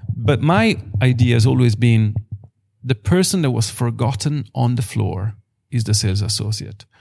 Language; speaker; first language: English; non-native, fluent; Italian